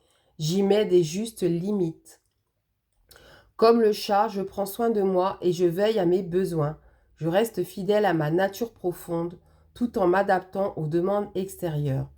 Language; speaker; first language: French; native; French